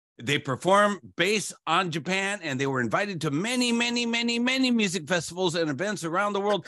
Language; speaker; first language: English; native; English